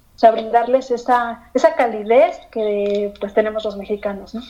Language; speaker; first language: Spanish; native; Spanish